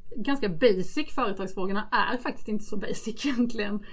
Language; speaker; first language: Swedish; native; Swedish